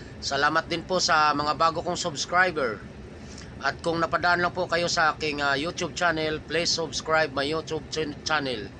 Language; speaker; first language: Filipino; non-native, local second language; Waray